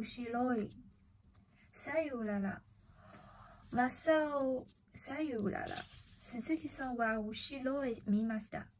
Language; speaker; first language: Japanese; non-native, learner; Chinese